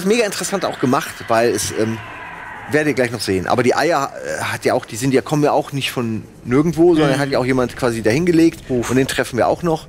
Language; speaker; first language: German; native; German